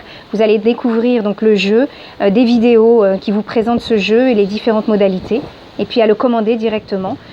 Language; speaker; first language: French; native; French